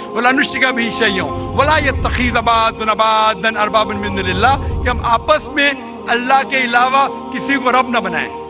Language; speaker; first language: Urdu; non-native, local second language; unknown